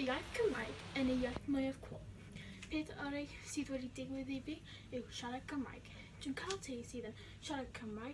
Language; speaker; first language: Welsh; non-native, local second language; English